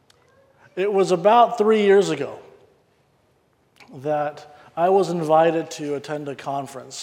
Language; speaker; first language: English; native; English